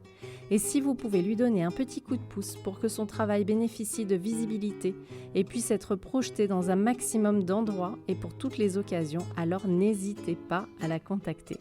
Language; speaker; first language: French; native; French